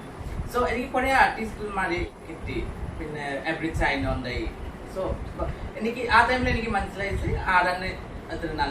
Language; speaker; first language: Malayalam; non-native, learner; Assamese